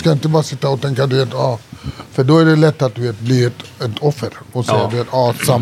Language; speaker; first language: Swedish; early bilingual, other home language; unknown